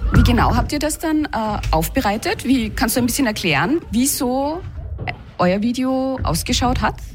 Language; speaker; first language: German; native; German